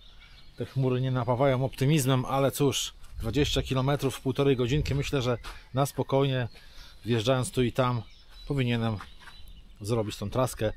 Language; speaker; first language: Polish; native; Polish